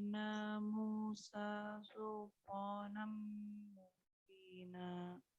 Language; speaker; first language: Arabic; non-native, learner; Indonesian